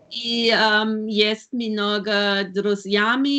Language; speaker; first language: Russian; non-native, learner; German